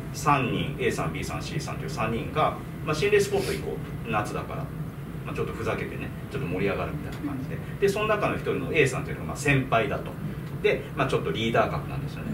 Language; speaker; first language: Japanese; native; Japanese